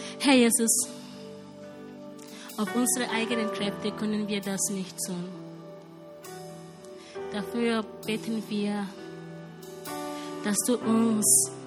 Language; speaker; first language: German; non-native, learner; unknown